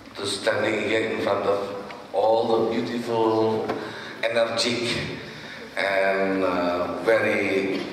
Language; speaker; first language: English; non-native, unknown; Javanese